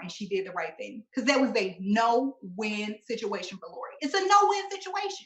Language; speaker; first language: English; native; English